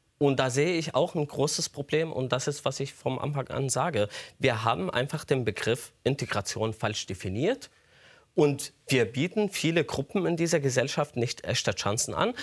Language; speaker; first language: German; non-native, fluent; Arabic